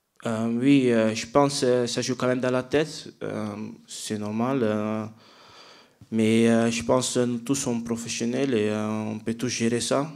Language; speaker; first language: French; non-native, fluent; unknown